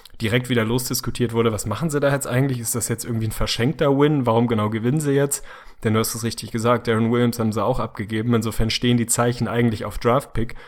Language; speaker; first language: German; native; German